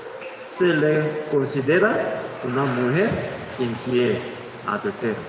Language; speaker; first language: Spanish; non-native, learner; Korean